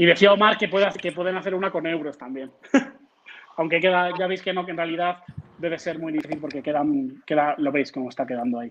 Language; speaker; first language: Spanish; native; Spanish